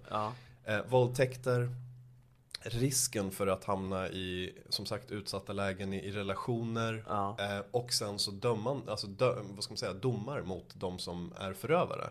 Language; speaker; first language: Swedish; early bilingual, other home language; Persian